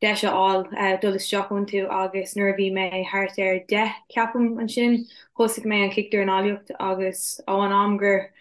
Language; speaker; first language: Irish; non-native, local second language; English